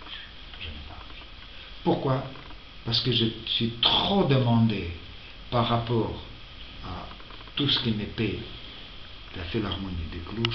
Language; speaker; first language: French; non-native, fluent; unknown